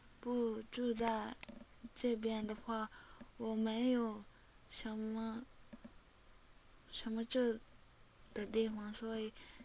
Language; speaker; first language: Chinese; non-native, learner; Japanese